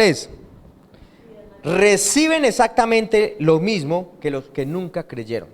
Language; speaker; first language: Spanish; native; Spanish